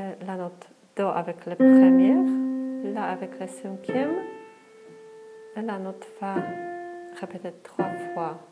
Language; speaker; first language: French; non-native, fluent; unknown